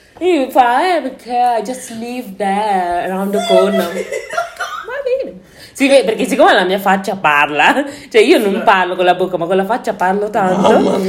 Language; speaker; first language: Italian; early bilingual, other home language; Wolof